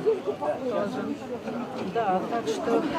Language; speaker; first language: Russian; native; Russian